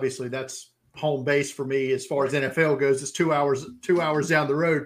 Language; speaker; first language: English; native; English